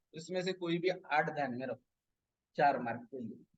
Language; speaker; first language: Hindi; non-native, local second language; Marathi